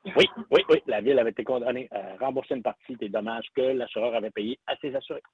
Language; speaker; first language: French; native; French